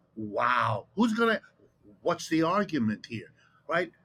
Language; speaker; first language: English; early bilingual, other home language; German